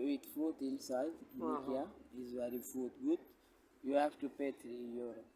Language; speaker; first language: English; non-native, local second language; Punjabi